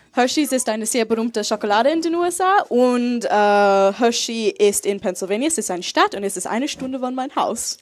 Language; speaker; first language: German; non-native, learner; English